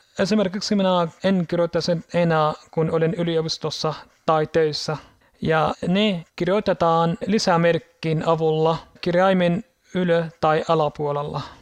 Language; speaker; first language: Finnish; non-native, learner; Arabic